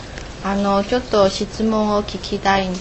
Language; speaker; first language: Japanese; non-native, learner; Chinese